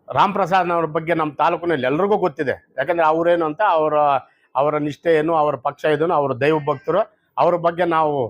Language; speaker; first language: Kannada; native; Kannada